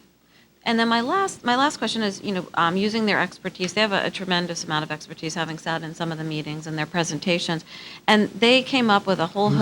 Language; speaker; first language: English; native; English